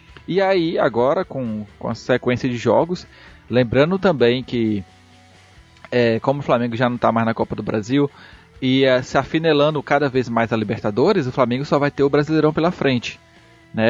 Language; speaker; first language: Portuguese; native; Portuguese